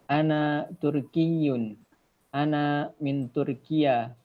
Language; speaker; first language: Arabic; non-native, learner; Indonesian